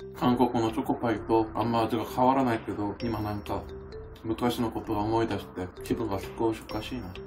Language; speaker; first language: Japanese; non-native, fluent; Korean